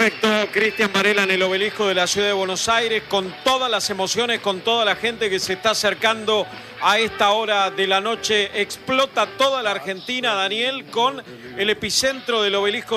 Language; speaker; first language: Spanish; native; Spanish